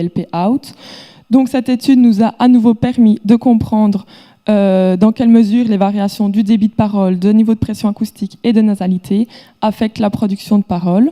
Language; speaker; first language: French; native; French